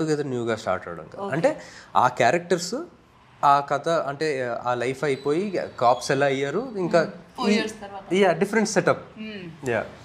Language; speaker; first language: Telugu; native; Telugu